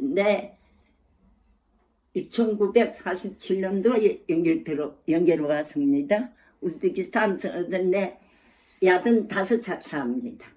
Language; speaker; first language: Korean; early bilingual, heritage; Korean